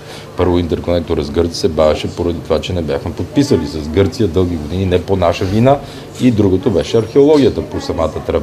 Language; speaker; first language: Bulgarian; native; Bulgarian